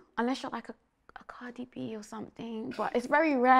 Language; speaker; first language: English; native; English